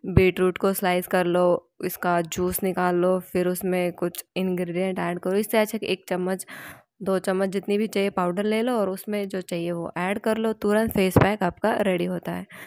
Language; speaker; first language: Hindi; non-native, local second language; Marathi